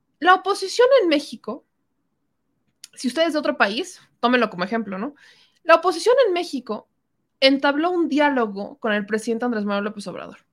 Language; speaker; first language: Spanish; native; Spanish